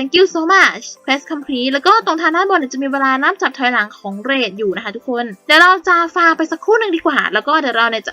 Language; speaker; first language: Thai; native; Thai